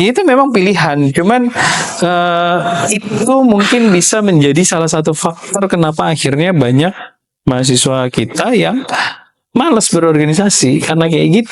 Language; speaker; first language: Indonesian; native; Indonesian